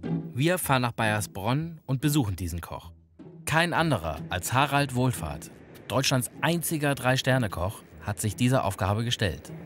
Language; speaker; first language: German; native; German